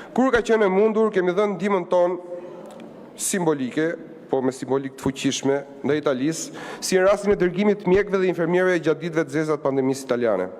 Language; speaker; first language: Albanian; native; Albanian